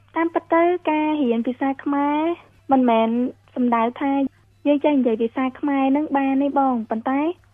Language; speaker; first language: Khmer; early bilingual, heritage; Khmer